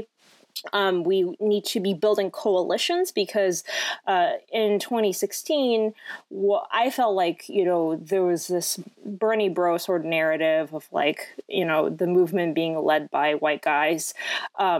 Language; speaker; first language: English; non-native, local second language; Cantonese